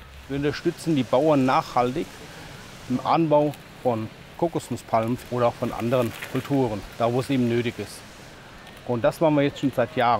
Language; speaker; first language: German; native; German